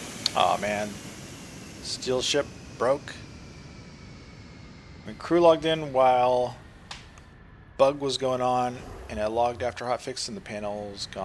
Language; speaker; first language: English; native; English